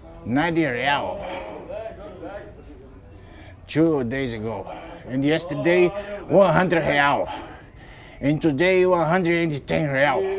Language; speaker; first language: English; non-native, learner; Portuguese